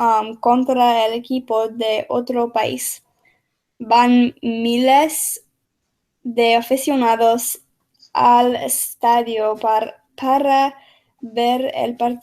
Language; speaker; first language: Spanish; non-native, learner; English